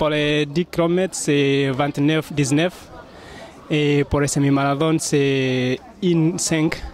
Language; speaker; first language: French; non-native, fluent; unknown